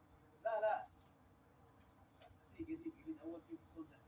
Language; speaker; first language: Arabic; non-native, learner; Filipino